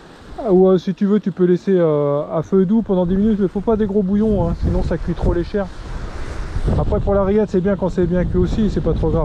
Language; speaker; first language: French; native; French